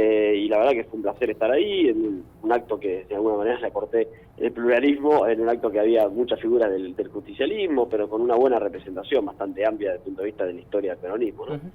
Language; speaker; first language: Spanish; native; Spanish